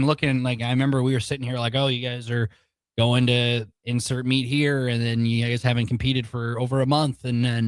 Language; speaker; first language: English; native; English